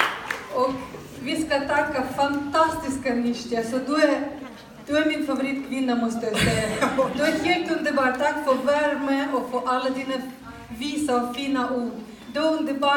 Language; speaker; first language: Swedish; non-native, fluent; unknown